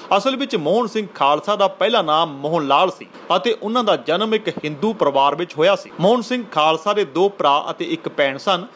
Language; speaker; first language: Punjabi; native; Punjabi